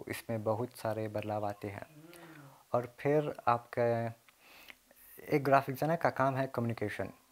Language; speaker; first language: Hindi; early bilingual, heritage; Hindi